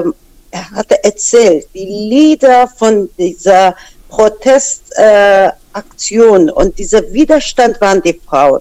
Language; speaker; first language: German; non-native, fluent; Persian